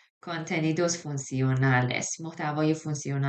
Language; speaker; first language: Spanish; non-native, fluent; Persian